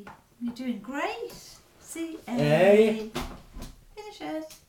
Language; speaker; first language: English; native; English